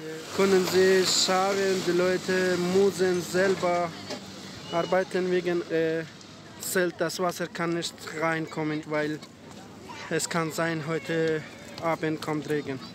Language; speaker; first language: German; non-native, learner; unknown